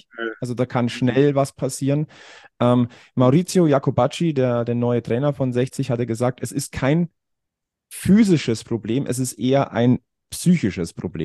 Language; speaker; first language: German; native; German